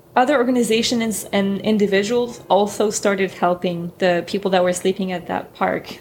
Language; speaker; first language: English; early bilingual, other home language; French